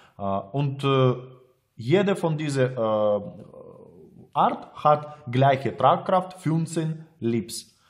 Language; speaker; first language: German; non-native, learner; Russian